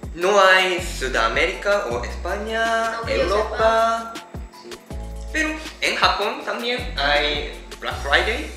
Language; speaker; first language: Spanish; non-native, learner; Japanese